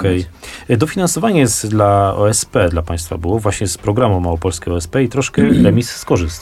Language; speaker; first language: Polish; native; Polish